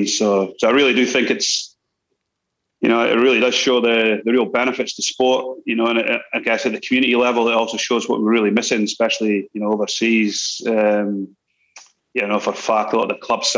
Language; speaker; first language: English; native; English